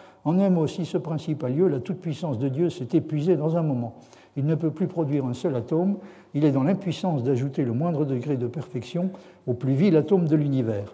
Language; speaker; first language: French; native; French